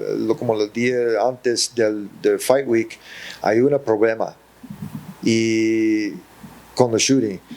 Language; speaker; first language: Spanish; early bilingual, heritage; English